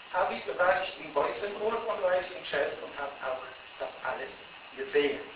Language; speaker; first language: German; non-native, learner; Polish